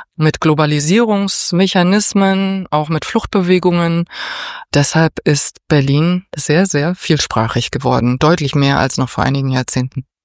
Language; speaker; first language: German; native; German